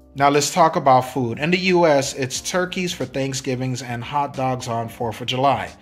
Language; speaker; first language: English; native; English